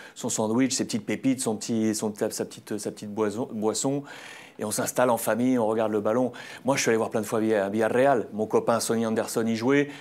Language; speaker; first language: French; native; French